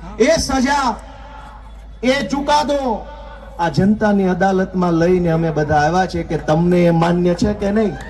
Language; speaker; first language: Gujarati; native; Gujarati